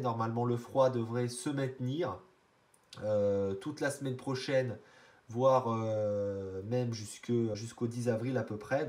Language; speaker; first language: French; native; French